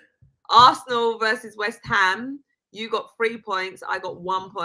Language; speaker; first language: English; native; English